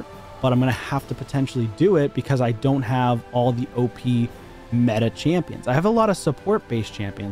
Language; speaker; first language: English; native; English